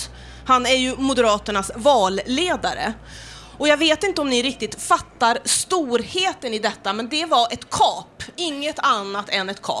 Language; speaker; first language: Swedish; native; Swedish